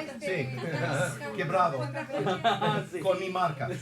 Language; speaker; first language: Spanish; non-native, fluent; English